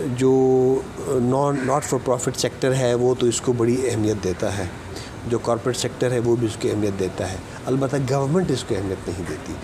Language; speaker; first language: Urdu; non-native, local second language; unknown